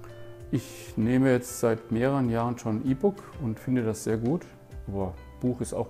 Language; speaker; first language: German; native; German